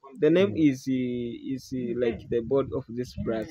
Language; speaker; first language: English; non-native, learner; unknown